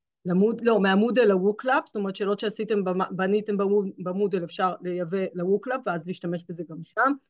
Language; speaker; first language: Hebrew; native; Hebrew